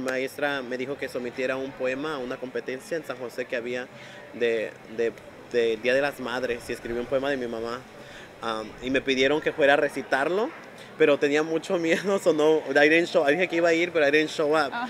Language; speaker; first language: Spanish; early bilingual, heritage; Spanish